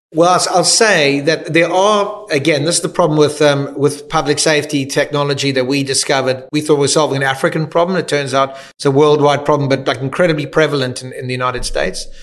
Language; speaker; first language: English; native; English